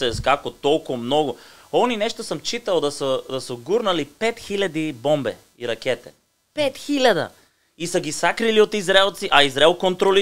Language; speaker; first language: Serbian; non-native, learner; Bulgarian